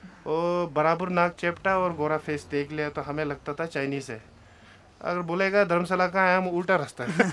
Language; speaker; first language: Hindi; non-native, local second language; Tibetan